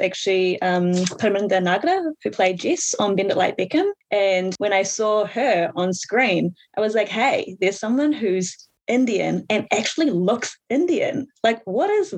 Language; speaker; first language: English; native; English